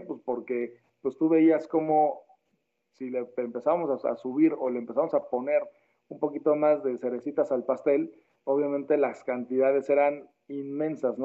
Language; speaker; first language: Spanish; native; Spanish